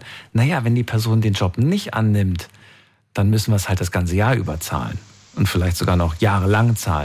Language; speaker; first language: German; native; German